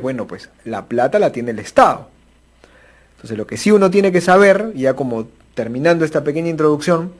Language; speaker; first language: Spanish; native; Spanish